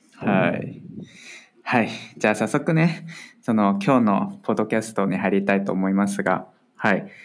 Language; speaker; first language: Japanese; native; Japanese